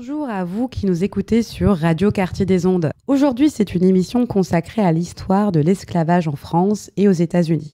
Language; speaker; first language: French; native; French